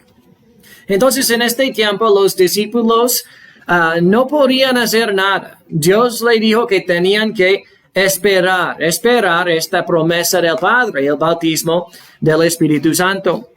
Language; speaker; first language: Spanish; non-native, fluent; English